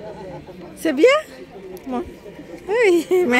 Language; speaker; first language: French; non-native, learner; Bangla